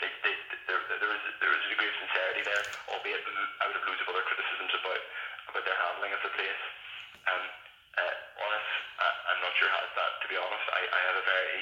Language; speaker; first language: English; native; English